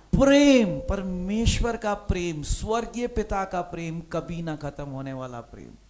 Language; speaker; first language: Hindi; non-native, local second language; Punjabi